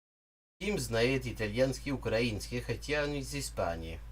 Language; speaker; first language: Russian; non-native, learner; English